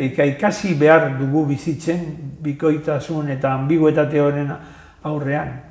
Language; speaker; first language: Basque; non-native, local second language; Spanish